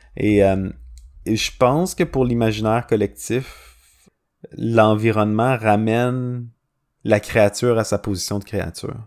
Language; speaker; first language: French; native; French